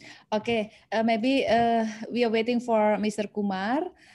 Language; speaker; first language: English; non-native, fluent; Indonesian